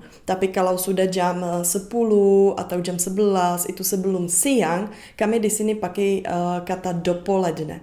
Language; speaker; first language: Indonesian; non-native, fluent; Czech